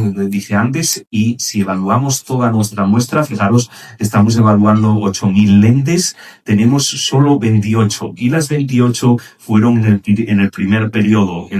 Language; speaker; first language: Spanish; native; Spanish